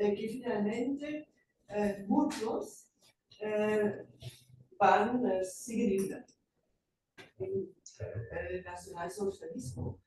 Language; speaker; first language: Spanish; non-native, fluent; German